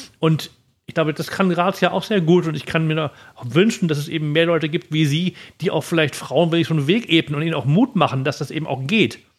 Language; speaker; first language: German; native; German